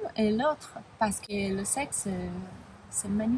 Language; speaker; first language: French; non-native, learner; Spanish